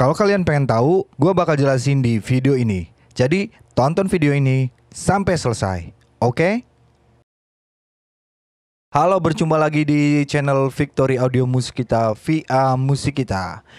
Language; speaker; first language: Indonesian; native; Indonesian